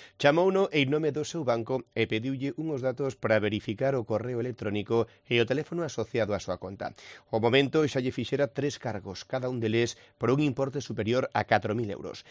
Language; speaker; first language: Galician; native; Galician